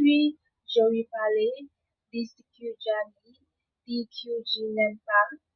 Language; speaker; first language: French; non-native, learner; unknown